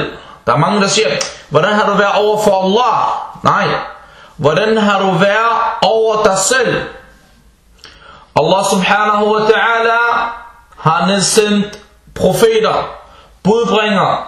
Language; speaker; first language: Danish; early bilingual, other home language; Arabic